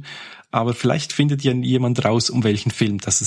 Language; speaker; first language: German; native; German